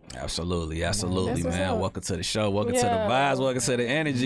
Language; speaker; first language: English; native; English